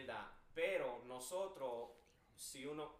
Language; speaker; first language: Spanish; early bilingual, heritage; English